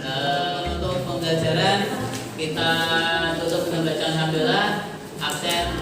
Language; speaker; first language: Indonesian; native; Indonesian